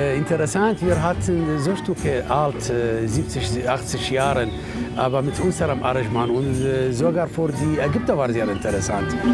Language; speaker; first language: German; non-native, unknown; Arabic